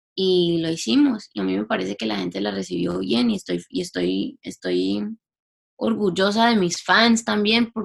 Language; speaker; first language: Spanish; early bilingual, heritage; English